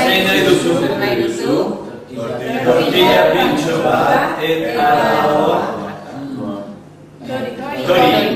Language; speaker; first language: Basque; non-native, learner; Spanish